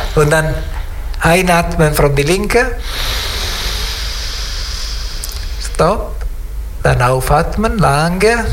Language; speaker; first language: German; non-native, learner; Italian